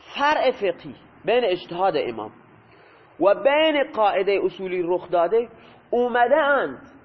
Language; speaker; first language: Persian; native; Persian